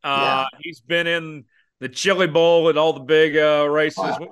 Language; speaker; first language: English; native; English